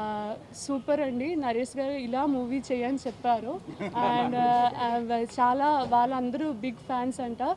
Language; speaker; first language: Telugu; non-native, learner; Malayalam